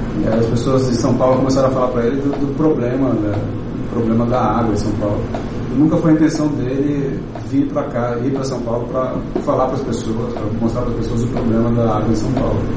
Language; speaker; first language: Portuguese; native; Portuguese